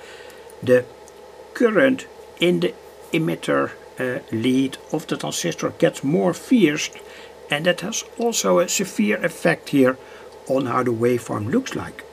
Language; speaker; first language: English; non-native, fluent; Dutch